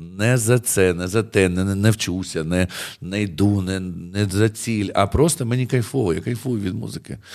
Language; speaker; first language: Ukrainian; native; Ukrainian